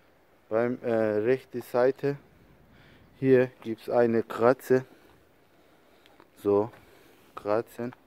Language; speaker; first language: German; non-native, learner; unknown